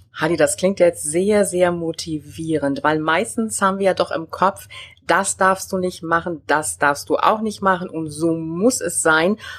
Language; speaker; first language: German; native; German